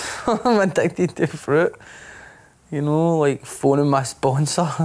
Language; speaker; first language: English; native; English